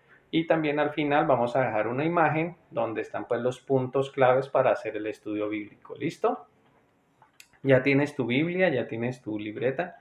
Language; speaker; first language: Spanish; native; Spanish